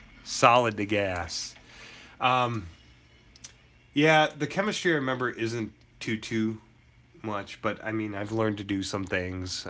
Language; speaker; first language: English; native; English